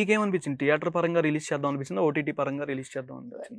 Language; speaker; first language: Telugu; native; Telugu